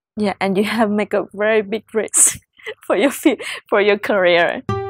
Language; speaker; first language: English; non-native, learner; Vietnamese